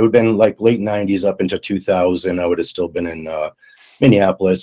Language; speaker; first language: English; native; English